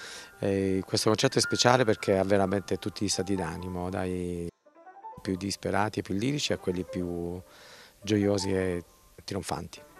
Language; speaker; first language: Italian; native; Italian